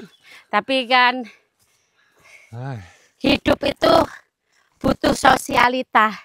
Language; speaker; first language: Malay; non-native, local second language; Javanese